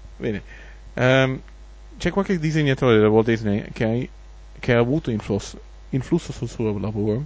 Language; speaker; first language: Italian; non-native, fluent; German